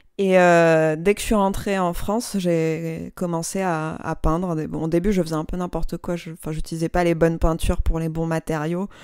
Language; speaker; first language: French; non-native, local second language; Kabyle